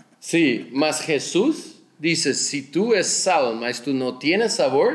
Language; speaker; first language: Spanish; non-native, learner; Dutch